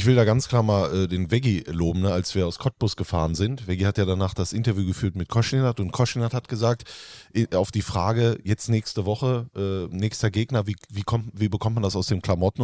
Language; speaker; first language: German; native; German